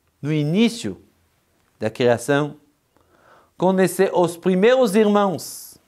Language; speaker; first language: Portuguese; non-native, fluent; Hebrew